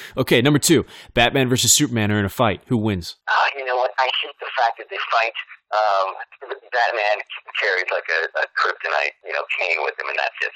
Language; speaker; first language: English; native; English